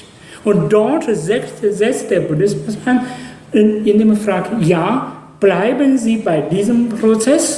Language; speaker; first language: German; non-native, fluent; Chinese